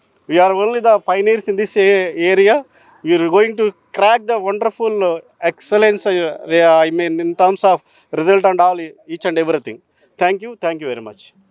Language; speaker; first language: English; non-native, local second language; Telugu